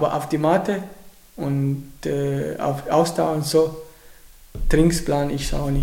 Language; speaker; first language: German; non-native, learner; Arabic